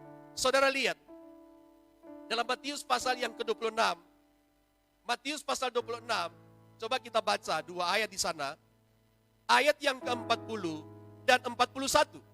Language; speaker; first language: Indonesian; native; Indonesian